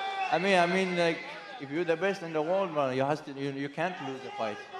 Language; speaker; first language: English; non-native, learner; Chechen